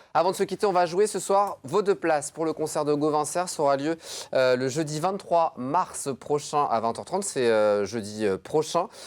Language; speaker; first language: French; native; French